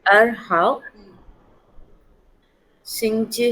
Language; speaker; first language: Chinese; non-native, learner; Tamil